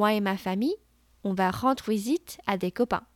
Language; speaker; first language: French; non-native, fluent; Chinese